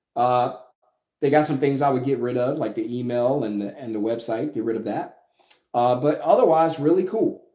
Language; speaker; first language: English; native; English